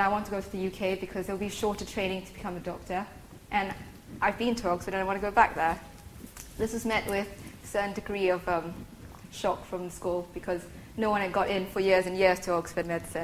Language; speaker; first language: English; native; English